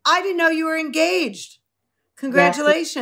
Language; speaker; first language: English; native; English